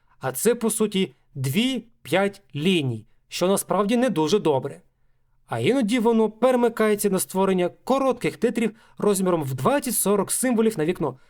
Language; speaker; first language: Ukrainian; native; Ukrainian